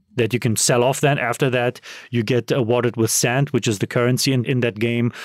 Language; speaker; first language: English; non-native, fluent; German